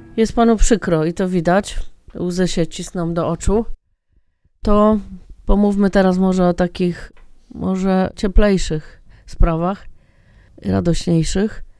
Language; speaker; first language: Polish; native; Polish